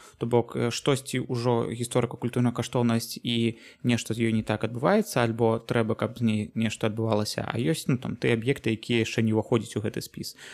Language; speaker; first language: Belarusian; non-native, local second language; Russian